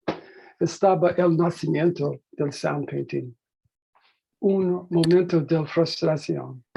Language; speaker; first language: Spanish; non-native, learner; English